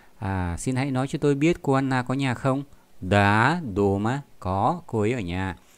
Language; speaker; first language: Vietnamese; native; Vietnamese